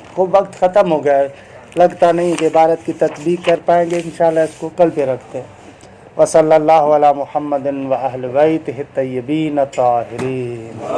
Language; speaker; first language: Urdu; non-native, local second language; Sindhi